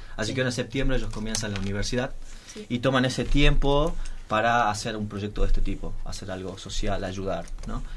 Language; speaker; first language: Spanish; native; Spanish